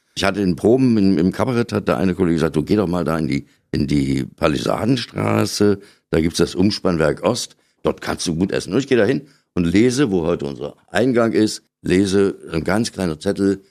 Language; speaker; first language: German; native; German